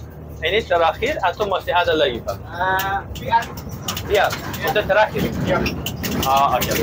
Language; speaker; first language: Indonesian; non-native, fluent; Persian